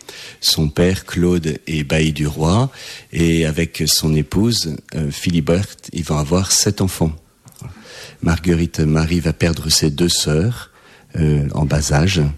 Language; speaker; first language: French; native; French